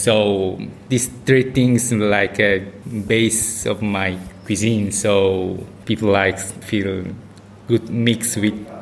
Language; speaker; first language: English; non-native, learner; Korean